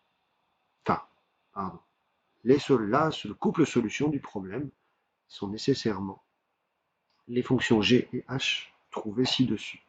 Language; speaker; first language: French; native; French